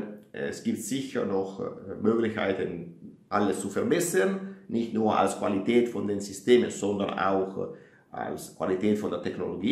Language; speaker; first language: German; non-native, fluent; Italian